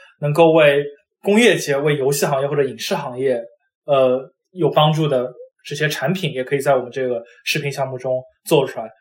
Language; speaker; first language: Chinese; non-native, local second language; Wu Chinese